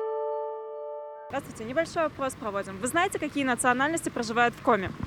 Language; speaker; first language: Russian; native; Russian